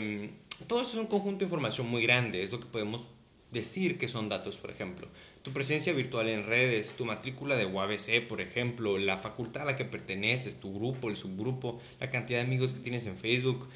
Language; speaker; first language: Spanish; native; Spanish